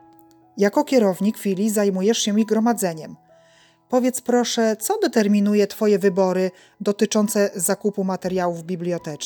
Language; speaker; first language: Polish; native; Polish